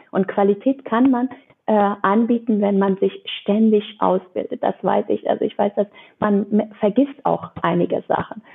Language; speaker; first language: German; non-native, fluent; Persian